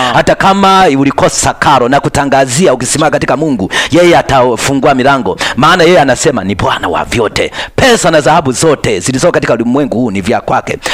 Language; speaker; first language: Swahili; native; Swahili